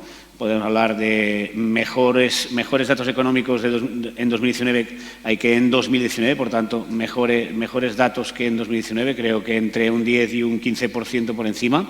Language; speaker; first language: Spanish; native; Spanish